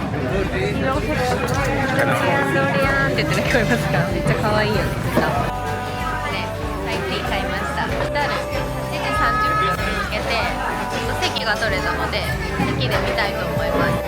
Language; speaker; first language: Japanese; native; Japanese